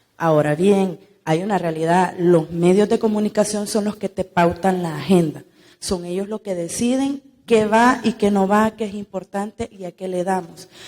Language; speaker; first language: Spanish; native; Spanish